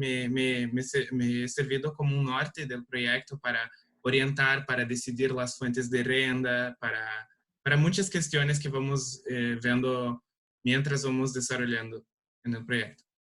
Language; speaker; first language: Spanish; non-native, learner; Portuguese